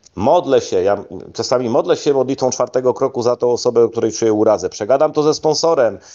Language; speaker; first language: Polish; native; Polish